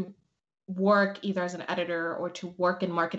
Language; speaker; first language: English; early bilingual, other home language; Spanish